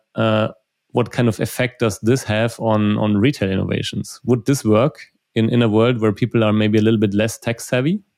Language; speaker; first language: English; non-native, fluent; German